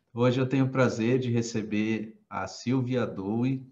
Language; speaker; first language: Portuguese; native; Portuguese